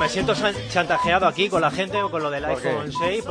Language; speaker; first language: Spanish; native; Spanish